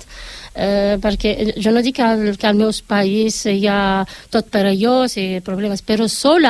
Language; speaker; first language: Catalan; non-native, learner; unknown